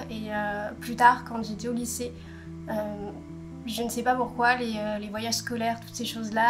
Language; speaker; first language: French; native; French